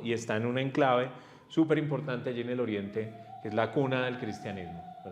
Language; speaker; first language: Spanish; native; Spanish